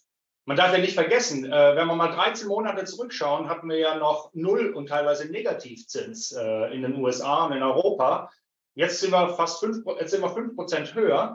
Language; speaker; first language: German; native; German